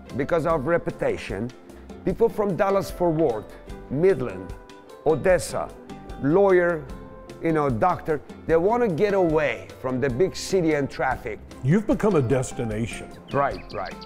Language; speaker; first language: English; non-native, fluent; Persian